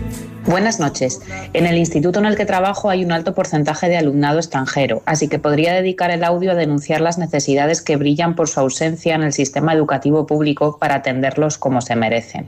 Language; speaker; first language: Spanish; native; Spanish